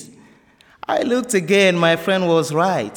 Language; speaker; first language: English; non-native, fluent; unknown